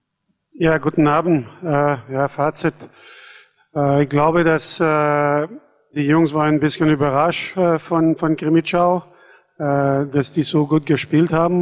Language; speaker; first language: German; non-native, fluent; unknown